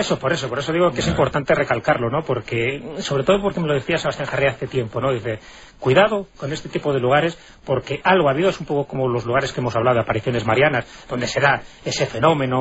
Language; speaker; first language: Spanish; native; Spanish